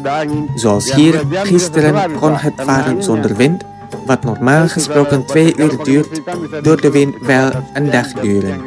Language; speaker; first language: Dutch; non-native, fluent; Indonesian